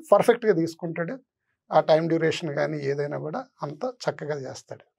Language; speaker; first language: Telugu; native; Telugu